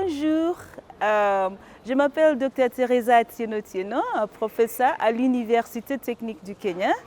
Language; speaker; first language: French; non-native, fluent; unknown